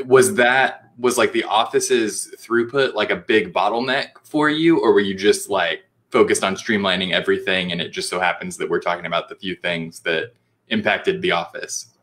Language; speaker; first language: English; native; English